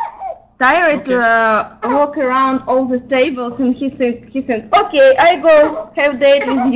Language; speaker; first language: English; non-native, learner; Ukrainian